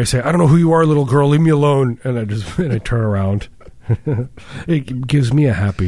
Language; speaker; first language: English; native; English